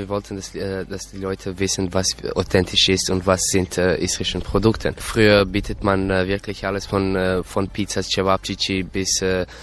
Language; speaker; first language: German; non-native, learner; Croatian